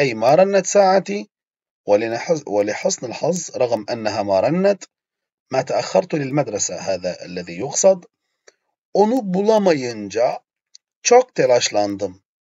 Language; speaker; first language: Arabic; non-native, fluent; Turkish